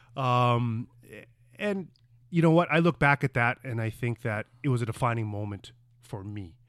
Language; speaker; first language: English; native; English